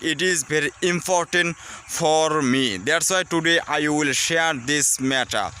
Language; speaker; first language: English; non-native, learner; Bangla